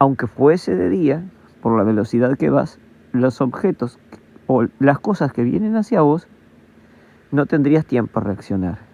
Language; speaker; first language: Spanish; native; Spanish